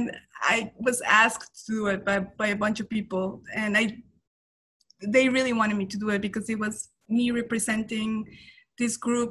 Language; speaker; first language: English; non-native, fluent; Spanish